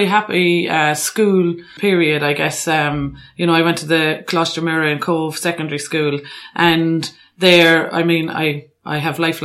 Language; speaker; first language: English; native; English